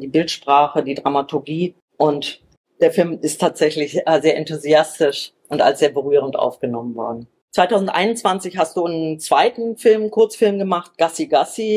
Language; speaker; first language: German; native; German